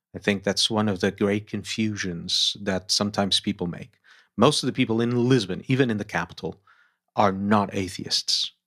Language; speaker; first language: English; non-native, fluent; Portuguese